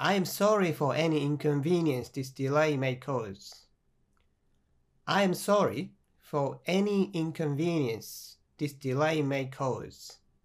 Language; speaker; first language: English; non-native, fluent; Japanese